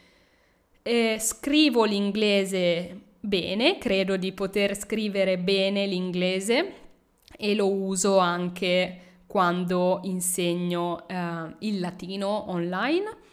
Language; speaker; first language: Italian; native; Italian